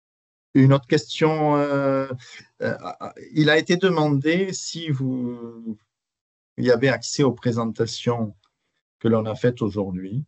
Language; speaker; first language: French; native; French